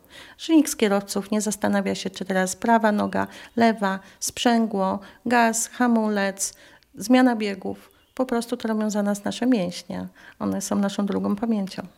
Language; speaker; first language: Polish; native; Polish